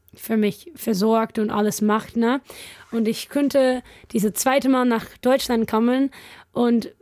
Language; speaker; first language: German; non-native, fluent; English